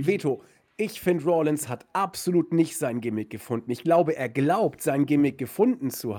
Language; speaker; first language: German; native; German